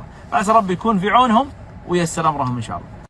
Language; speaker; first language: Arabic; native; Arabic